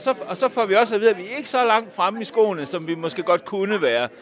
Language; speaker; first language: Danish; native; Danish